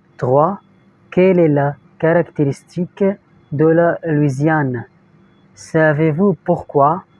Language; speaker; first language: French; non-native, fluent; Arabic